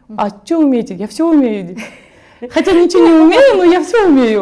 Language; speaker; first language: Russian; non-native, local second language; Kazakh